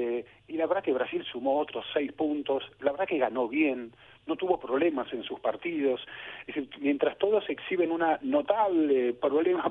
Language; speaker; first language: Spanish; native; Spanish